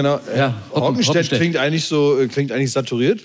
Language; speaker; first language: German; native; German